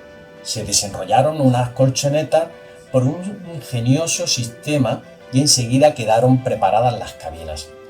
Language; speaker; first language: Spanish; native; Spanish